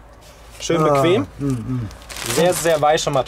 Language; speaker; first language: German; native; German